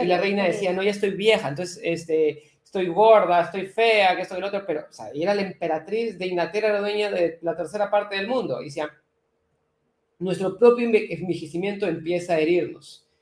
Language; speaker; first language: Spanish; native; Spanish